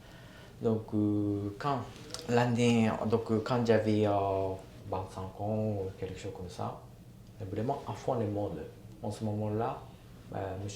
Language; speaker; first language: French; non-native, learner; Japanese